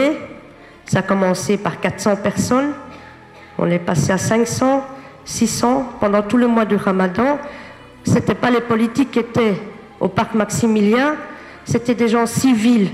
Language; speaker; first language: French; native; French